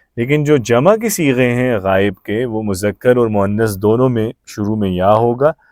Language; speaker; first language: Urdu; native; Urdu